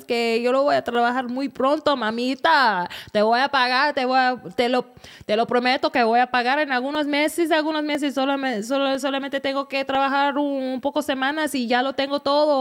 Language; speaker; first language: Spanish; non-native, fluent; English